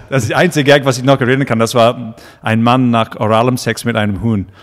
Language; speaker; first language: German; non-native, fluent; English